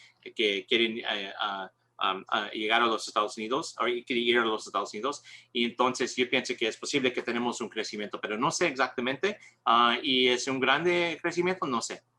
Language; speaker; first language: Spanish; non-native, learner; English